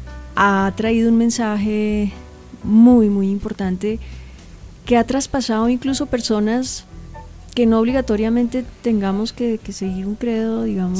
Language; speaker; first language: Spanish; native; Spanish